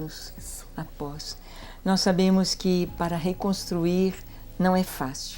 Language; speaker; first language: Portuguese; native; Portuguese